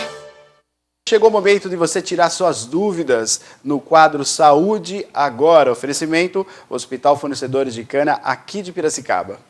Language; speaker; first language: Portuguese; native; Portuguese